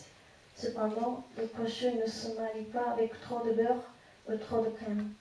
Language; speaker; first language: French; non-native, fluent; Japanese